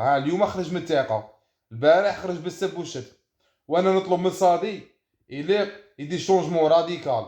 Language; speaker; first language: Arabic; native; Arabic